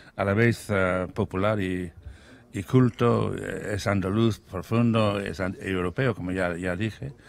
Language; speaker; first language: Spanish; non-native, fluent; English